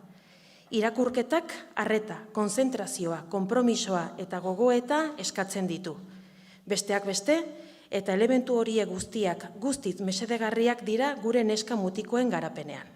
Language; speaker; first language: Basque; native; Basque